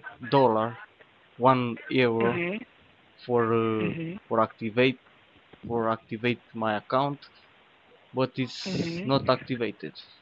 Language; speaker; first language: English; non-native, learner; Romanian